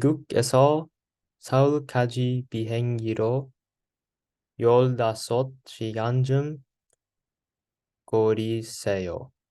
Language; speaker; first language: Korean; non-native, learner; English